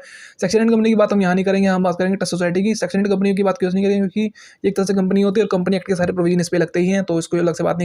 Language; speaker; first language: Hindi; native; Hindi